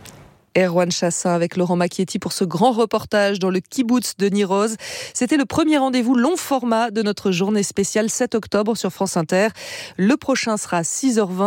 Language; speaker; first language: French; native; French